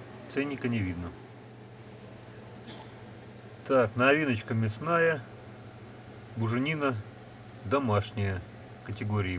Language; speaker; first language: Russian; native; Russian